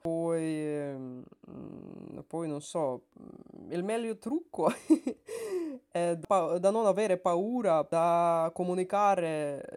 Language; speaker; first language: Italian; non-native, learner; Russian